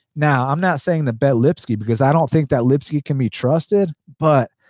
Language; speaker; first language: English; early bilingual, other home language; Spanish